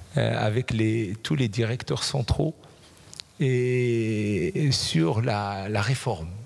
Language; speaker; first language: French; non-native, local second language; Arabic